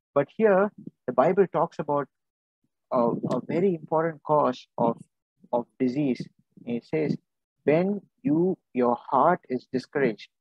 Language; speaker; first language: English; non-native, local second language; Tamil